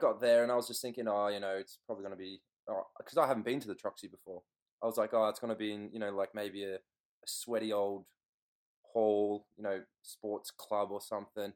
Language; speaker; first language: English; native; English